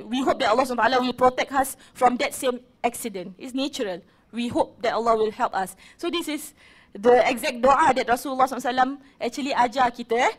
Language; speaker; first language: English; non-native, local second language; Malay